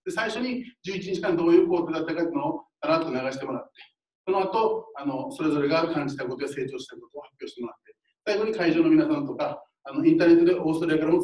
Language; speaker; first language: Japanese; native; Japanese